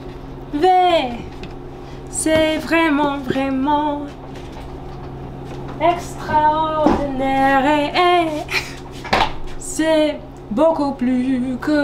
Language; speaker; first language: French; non-native, learner; English